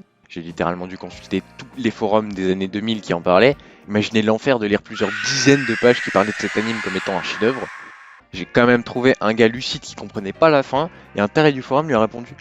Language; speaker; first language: French; native; French